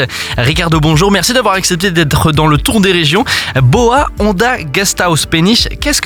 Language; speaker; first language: French; native; French